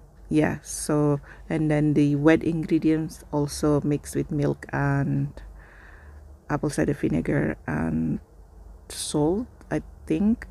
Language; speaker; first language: English; non-native, fluent; Indonesian